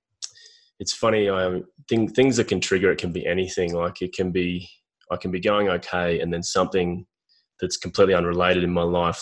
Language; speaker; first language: English; native; English